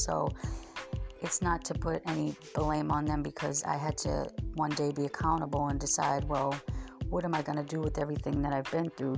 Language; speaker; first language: English; native; English